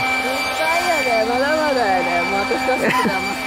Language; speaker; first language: Japanese; native; Japanese